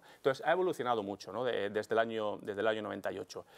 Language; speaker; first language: Spanish; native; Spanish